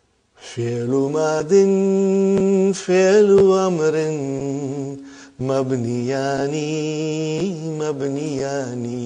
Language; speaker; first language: Arabic; non-native, learner; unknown